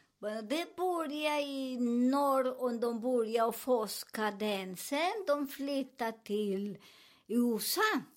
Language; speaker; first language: Swedish; non-native, learner; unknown